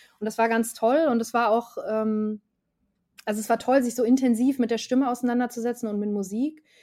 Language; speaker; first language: German; native; German